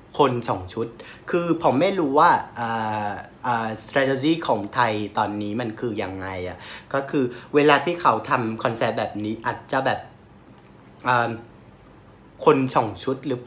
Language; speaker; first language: Thai; non-native, fluent; Vietnamese